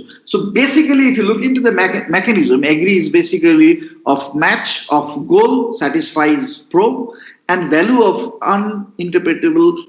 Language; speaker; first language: English; non-native, local second language; Nepali